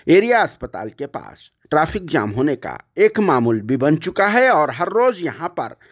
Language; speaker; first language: Hindi; non-native, local second language; Urdu